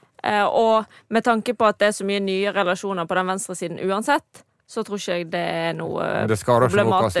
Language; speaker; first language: Norwegian; native; Norwegian